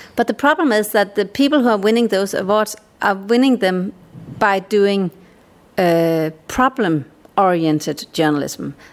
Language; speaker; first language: English; non-native, fluent; Danish